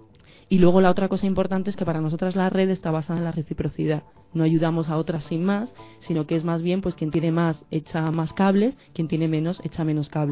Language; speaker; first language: Spanish; native; Spanish